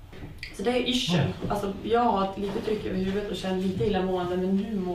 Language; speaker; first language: Swedish; native; Swedish